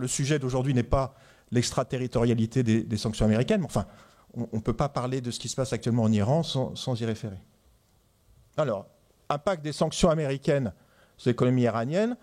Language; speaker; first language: French; native; French